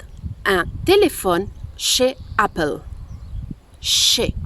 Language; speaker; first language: French; non-native, fluent; Spanish